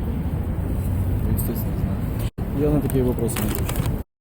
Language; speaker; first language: Russian; native; Russian